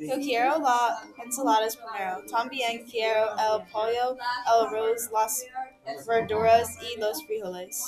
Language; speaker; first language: Spanish; non-native, learner; English